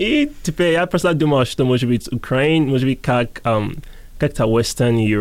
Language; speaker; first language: Russian; non-native, learner; English